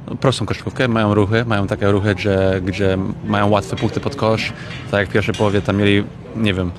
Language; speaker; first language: Polish; early bilingual, heritage; English